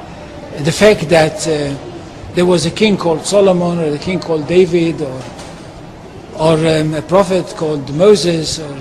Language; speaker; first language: English; non-native, fluent; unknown